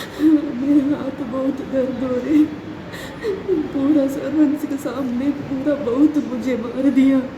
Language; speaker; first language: Hindi; non-native, local second language; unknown